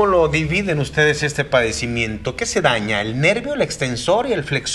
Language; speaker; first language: Spanish; native; Spanish